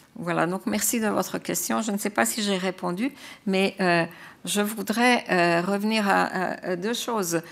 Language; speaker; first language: French; non-native, fluent; Croatian